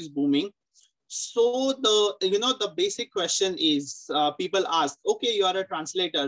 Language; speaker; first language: English; non-native, local second language; Marathi